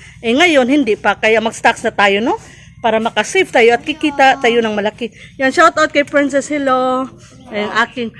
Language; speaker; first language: Filipino; non-native, local second language; Cebuano